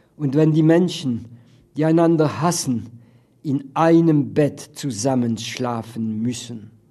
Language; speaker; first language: German; non-native, fluent; French